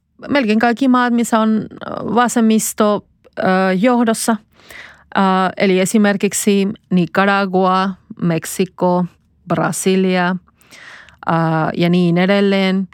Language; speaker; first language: Finnish; non-native, fluent; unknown